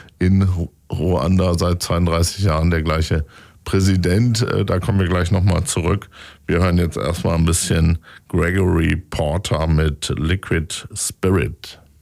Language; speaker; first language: German; native; German